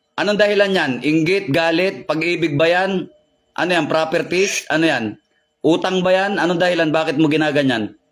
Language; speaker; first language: Filipino; native; Filipino